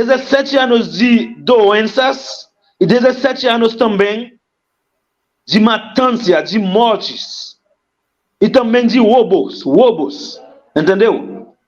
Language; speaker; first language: Portuguese; non-native, fluent; Haitian Creole